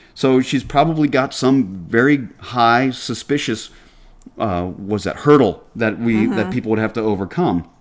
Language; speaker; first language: English; native; English